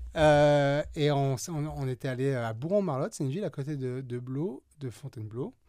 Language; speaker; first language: French; native; French